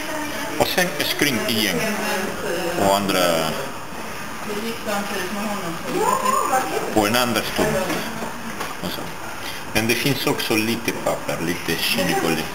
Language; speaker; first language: Swedish; non-native, learner; French